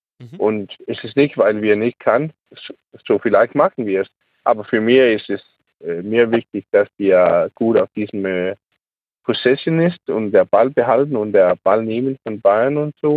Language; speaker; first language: German; non-native, learner; Danish